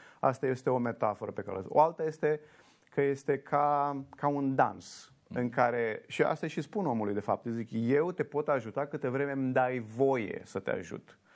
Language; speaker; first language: Romanian; native; Romanian